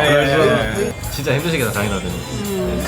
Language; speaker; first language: Korean; native; Korean